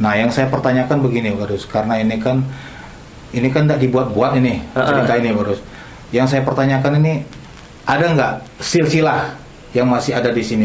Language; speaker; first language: Malay; native; Malay